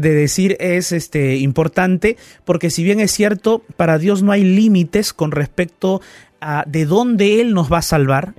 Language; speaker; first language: Spanish; native; Spanish